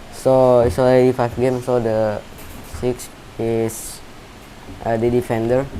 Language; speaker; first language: English; non-native, learner; Indonesian